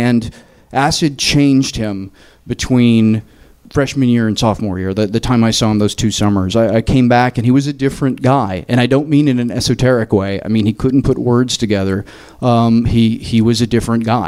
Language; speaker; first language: English; native; English